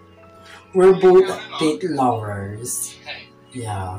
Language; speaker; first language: English; non-native, local second language; Filipino